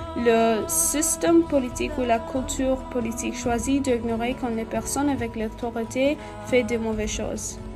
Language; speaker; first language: French; non-native, learner; English